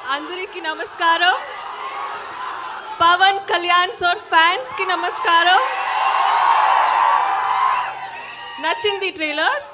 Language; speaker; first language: Telugu; non-native, learner; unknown